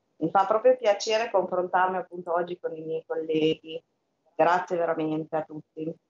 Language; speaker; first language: Italian; early bilingual, other home language; Albanian